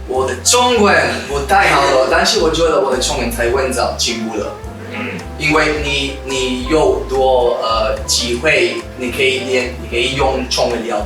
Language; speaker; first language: Chinese; non-native, learner; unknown